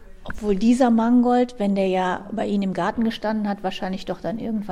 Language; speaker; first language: German; native; German